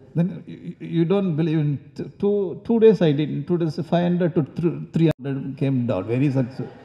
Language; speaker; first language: English; non-native, local second language; Tamil